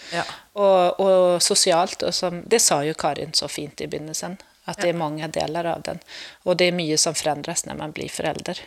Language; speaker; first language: Swedish; native; Swedish